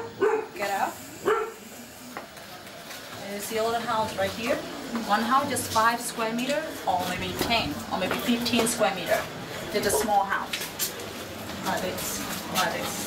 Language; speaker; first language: English; non-native, learner; Vietnamese